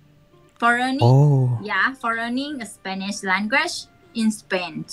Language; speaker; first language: English; non-native, learner; Thai